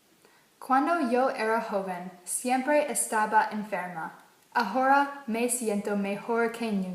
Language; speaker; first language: Spanish; non-native, learner; English